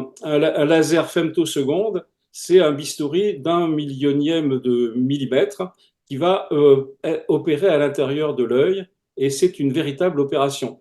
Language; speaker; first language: French; native; French